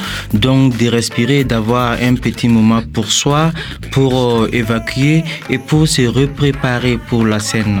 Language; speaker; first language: French; non-native, local second language; Mossi